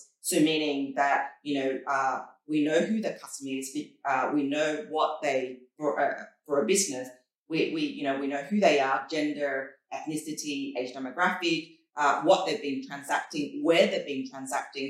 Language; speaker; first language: English; native; English